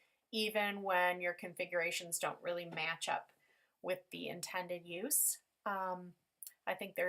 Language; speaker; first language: English; native; English